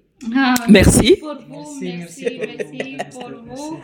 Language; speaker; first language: French; non-native, learner; Romanian